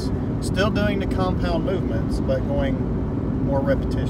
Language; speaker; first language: English; native; English